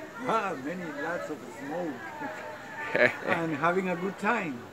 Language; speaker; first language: English; non-native, fluent; Spanish